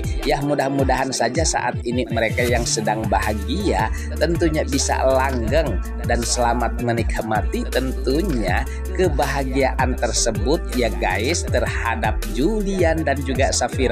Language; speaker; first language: Indonesian; native; Indonesian